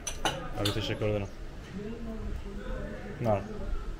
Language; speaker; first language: Turkish; non-native, learner; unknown